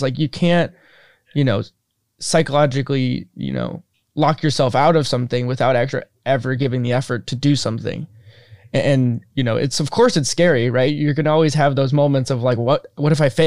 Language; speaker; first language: English; native; English